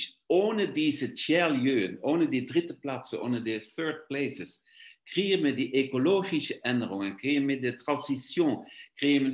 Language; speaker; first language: German; non-native, fluent; Luxembourgish